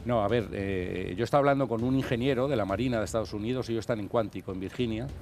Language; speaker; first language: Spanish; native; Spanish